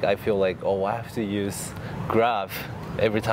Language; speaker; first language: English; non-native, fluent; Japanese